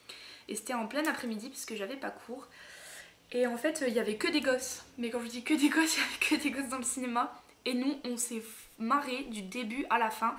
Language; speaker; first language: French; native; French